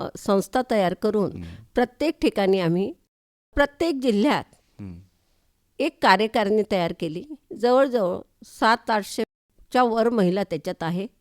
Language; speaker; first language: Marathi; native; Marathi